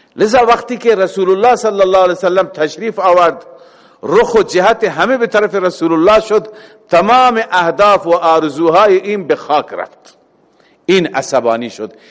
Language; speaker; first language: Persian; native; Persian